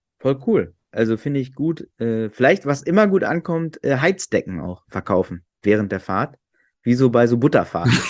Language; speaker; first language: German; native; German